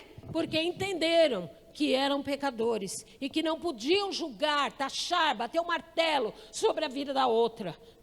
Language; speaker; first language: Portuguese; native; Portuguese